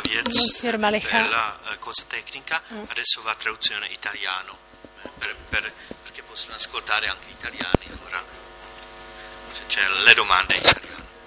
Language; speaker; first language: Italian; non-native, learner; Czech